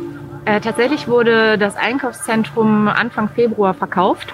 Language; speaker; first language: German; native; German